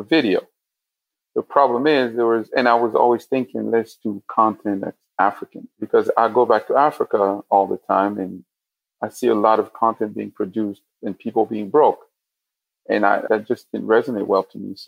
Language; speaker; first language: English; non-native, local second language; French